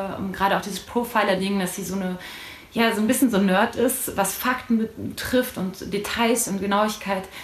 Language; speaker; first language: German; native; German